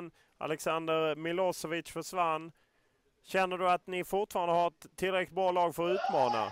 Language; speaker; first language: Swedish; native; Swedish